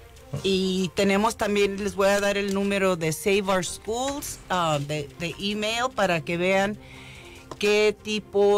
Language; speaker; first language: Spanish; early bilingual, heritage; Spanish